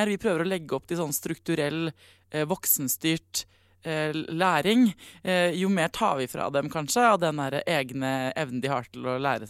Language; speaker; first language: Norwegian; native; Norwegian